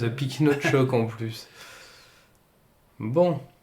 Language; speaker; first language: French; native; French